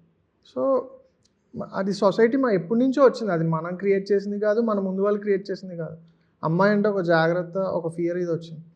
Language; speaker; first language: Telugu; native; Telugu